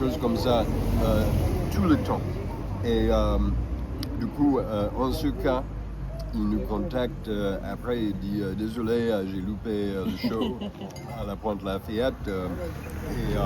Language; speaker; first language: French; non-native, fluent; English